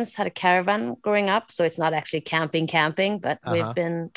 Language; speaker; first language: English; non-native, fluent; Swedish